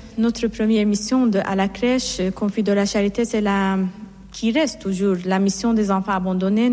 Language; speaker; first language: French; non-native, fluent; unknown